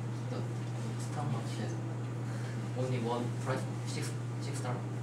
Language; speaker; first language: English; non-native, learner; Korean